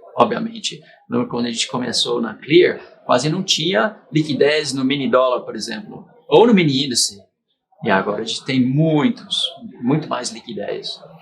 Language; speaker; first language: Portuguese; non-native, fluent; English